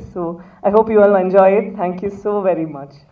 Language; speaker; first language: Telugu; non-native, fluent; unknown